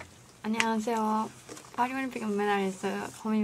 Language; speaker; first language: Korean; non-native, learner; Japanese